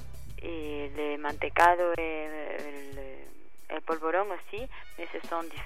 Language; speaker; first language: French; non-native, learner; Spanish